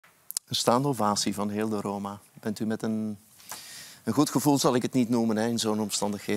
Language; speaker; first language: Dutch; native; Dutch